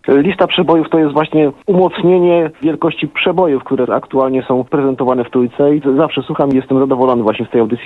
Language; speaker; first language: Polish; native; Polish